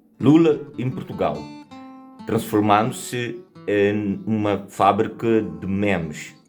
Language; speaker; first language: Portuguese; native; Portuguese